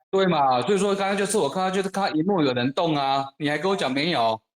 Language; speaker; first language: Chinese; native; Chinese